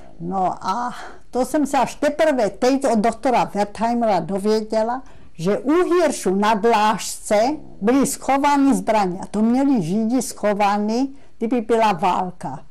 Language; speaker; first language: Czech; non-native, local second language; German